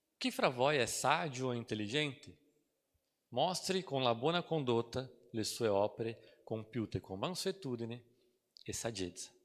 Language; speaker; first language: Italian; non-native, fluent; Portuguese